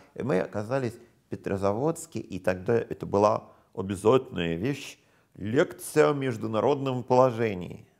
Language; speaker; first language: Russian; non-native, fluent; English